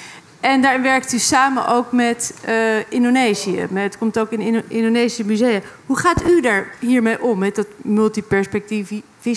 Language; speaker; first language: Dutch; native; Dutch